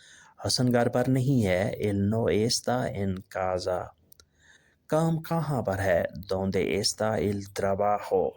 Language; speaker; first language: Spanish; non-native, learner; Urdu